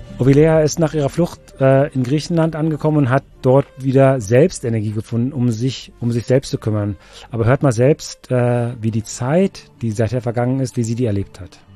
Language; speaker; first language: German; native; German